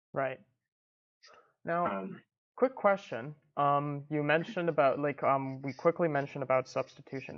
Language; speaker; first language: English; native; English